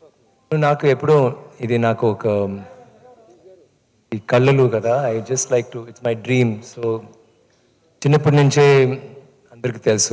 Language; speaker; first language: Telugu; non-native, fluent; Tamil